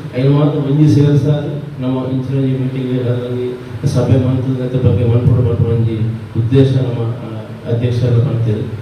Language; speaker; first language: Kannada; non-native, local second language; Tulu